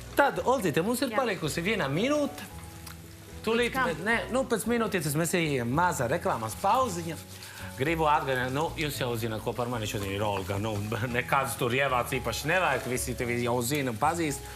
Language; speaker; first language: Latvian; non-native, fluent; Italian